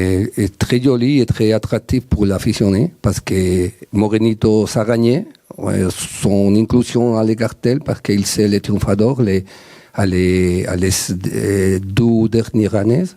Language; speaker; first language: French; non-native, learner; Spanish